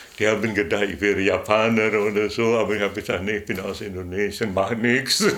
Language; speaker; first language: German; non-native, fluent; Indonesian